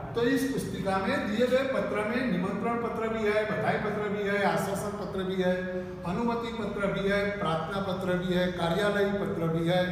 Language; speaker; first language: Hindi; non-native, local second language; Gujarati